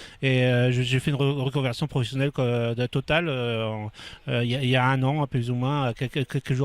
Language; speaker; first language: French; native; French